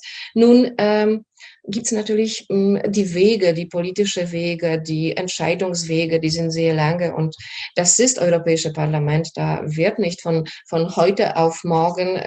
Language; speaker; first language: German; non-native, fluent; Polish